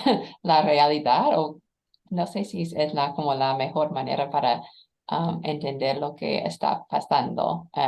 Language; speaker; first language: Spanish; non-native, fluent; English